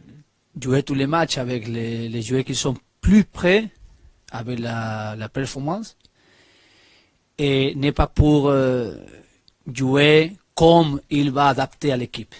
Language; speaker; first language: French; non-native, learner; Spanish